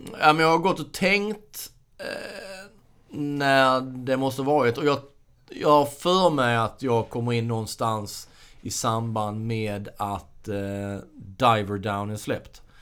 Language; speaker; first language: Swedish; native; Swedish